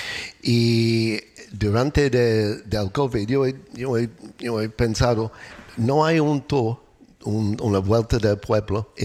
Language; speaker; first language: Spanish; non-native, learner; English